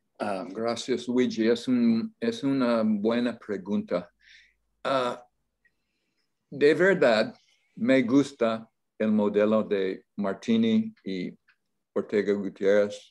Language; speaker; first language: Spanish; non-native, learner; English